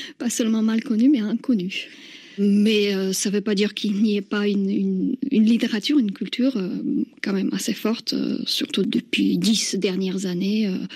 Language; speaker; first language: French; non-native, fluent; Slovak